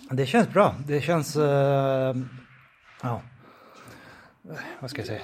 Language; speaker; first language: Swedish; non-native, fluent; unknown